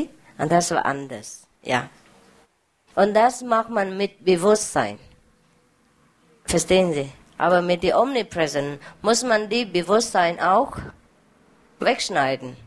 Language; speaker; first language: German; non-native, fluent; Vietnamese